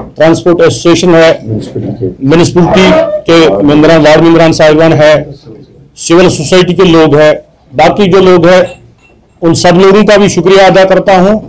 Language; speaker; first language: Urdu; non-native, local second language; Kashmiri